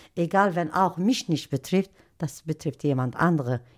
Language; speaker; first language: German; non-native, learner; Turkish